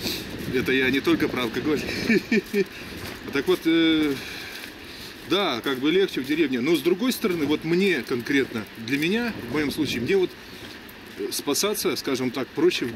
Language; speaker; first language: Russian; native; Russian